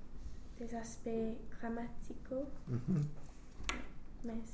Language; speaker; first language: French; non-native, learner; English